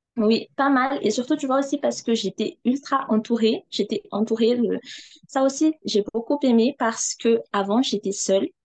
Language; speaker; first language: French; non-native, local second language; Malagasy